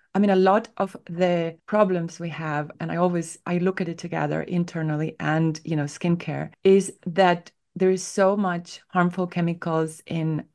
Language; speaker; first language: English; non-native, fluent; Estonian